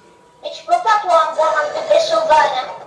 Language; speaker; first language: French; native; French